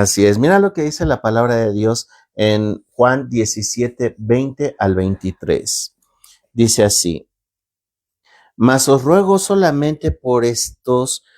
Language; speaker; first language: Spanish; native; Spanish